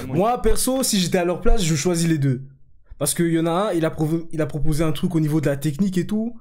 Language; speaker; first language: French; native; French